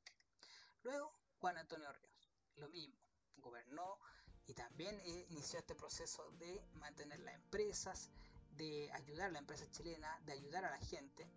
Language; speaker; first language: Spanish; native; Spanish